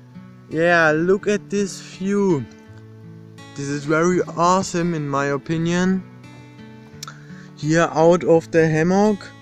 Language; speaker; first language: English; non-native, fluent; German